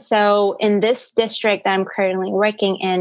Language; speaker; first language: English; early bilingual, other home language; Cantonese